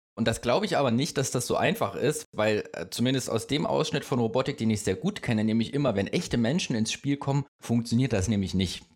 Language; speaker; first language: German; native; German